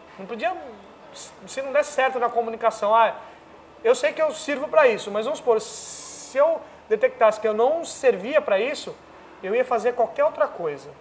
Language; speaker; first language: Portuguese; native; Portuguese